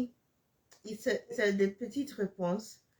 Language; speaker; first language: French; non-native, fluent; English